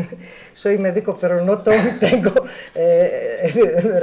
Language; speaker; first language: Spanish; non-native, learner; Greek